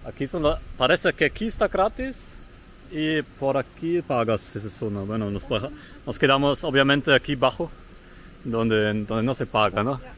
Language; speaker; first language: Spanish; non-native, fluent; German